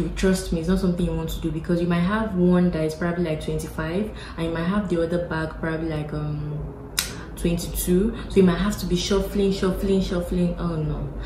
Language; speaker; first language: English; non-native, local second language; Yoruba